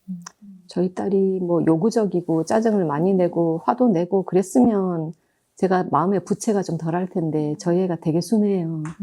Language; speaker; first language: Korean; native; Korean